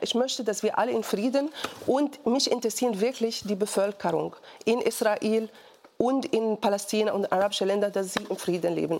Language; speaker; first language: German; non-native, fluent; Arabic